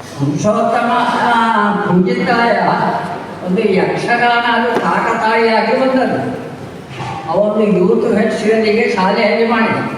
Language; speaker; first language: Kannada; non-native, local second language; Tulu